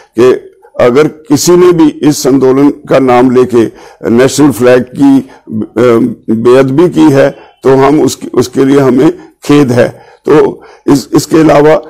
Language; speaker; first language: Hindi; non-native, local second language; Punjabi